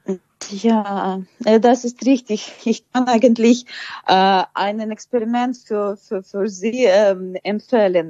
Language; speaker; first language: German; non-native, fluent; Ukrainian